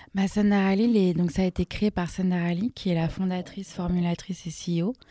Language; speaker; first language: French; native; French